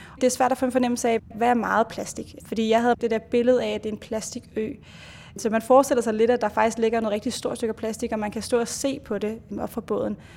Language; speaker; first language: Danish; native; Danish